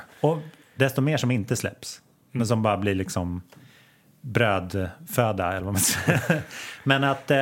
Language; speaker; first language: Swedish; native; Swedish